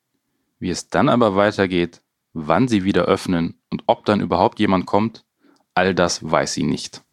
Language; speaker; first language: German; native; German